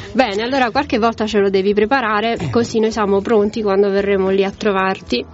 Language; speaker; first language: Italian; native; Italian